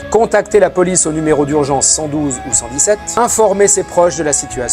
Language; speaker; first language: French; native; French